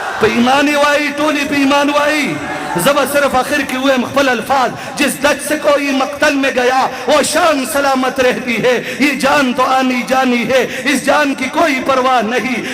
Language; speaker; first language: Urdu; non-native, local second language; Pashto